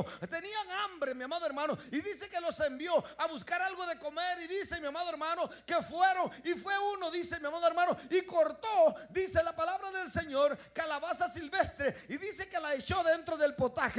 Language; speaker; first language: Spanish; native; Spanish